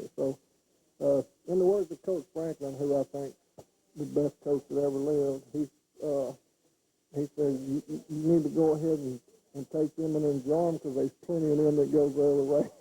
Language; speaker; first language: English; native; English